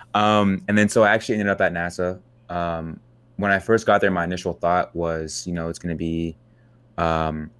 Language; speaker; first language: English; native; English